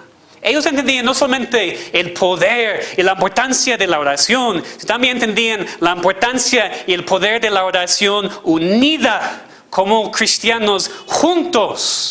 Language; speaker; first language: Spanish; non-native, fluent; English